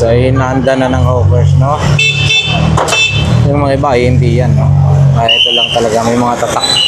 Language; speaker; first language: Filipino; native; Filipino